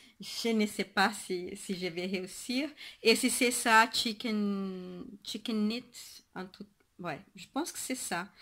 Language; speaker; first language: French; non-native, fluent; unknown